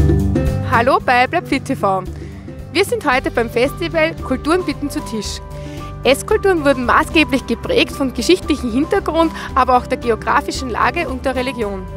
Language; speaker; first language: German; native; German